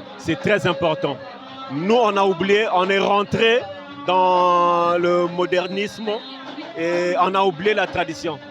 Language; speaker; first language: French; non-native, local second language; Lingala